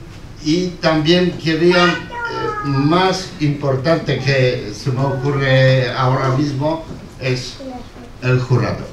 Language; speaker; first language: Spanish; non-native, learner; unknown